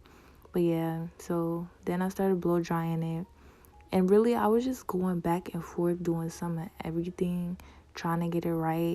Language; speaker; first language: English; native; English